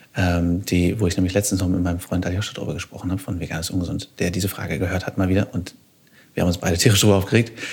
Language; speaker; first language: German; native; German